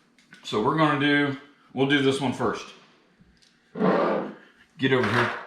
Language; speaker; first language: English; native; English